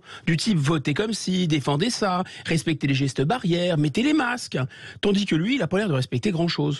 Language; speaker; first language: French; native; French